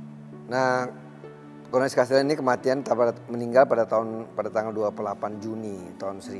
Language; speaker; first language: Indonesian; native; Indonesian